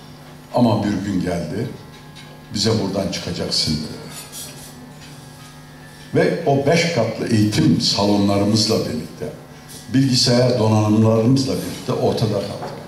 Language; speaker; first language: Turkish; native; Turkish